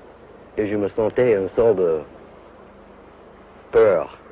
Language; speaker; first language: French; non-native, fluent; English